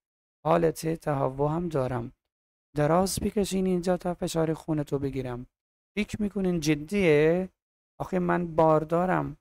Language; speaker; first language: Persian; non-native, fluent; Urdu